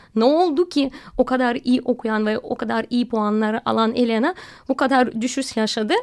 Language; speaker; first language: Turkish; non-native, fluent; Russian